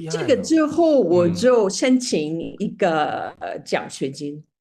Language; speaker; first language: Chinese; non-native, fluent; French